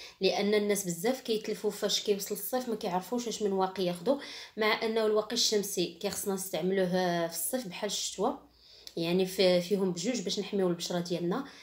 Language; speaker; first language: Arabic; native; Arabic